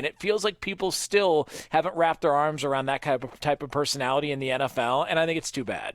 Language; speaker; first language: English; native; English